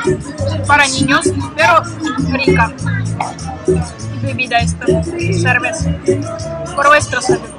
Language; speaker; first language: Spanish; non-native, learner; Russian